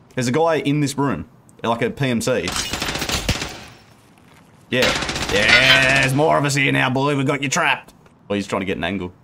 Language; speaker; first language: English; native; English